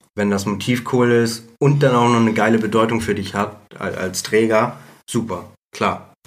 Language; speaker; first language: German; native; German